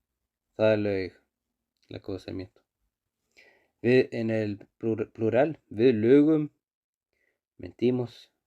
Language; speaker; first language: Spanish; non-native, fluent; Icelandic